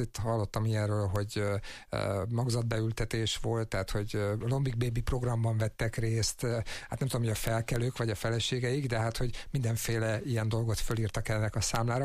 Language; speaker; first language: Hungarian; native; Hungarian